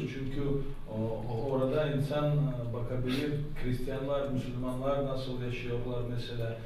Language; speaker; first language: Turkish; non-native, learner; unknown